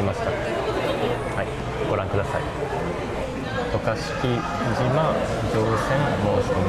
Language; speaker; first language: Japanese; native; Japanese